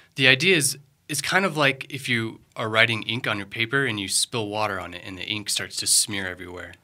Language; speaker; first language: English; native; English